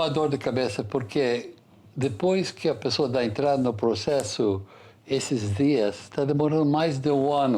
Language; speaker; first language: Portuguese; non-native, fluent; English